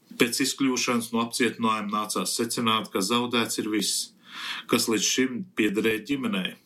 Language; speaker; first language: Latvian; early bilingual, heritage; Latvian